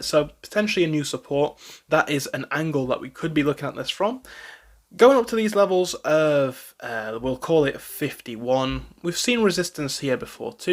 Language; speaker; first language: English; native; English